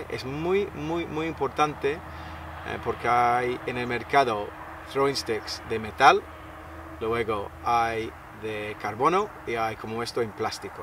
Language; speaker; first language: Spanish; non-native, fluent; English